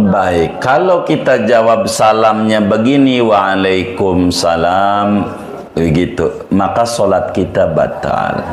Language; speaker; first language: Indonesian; native; Indonesian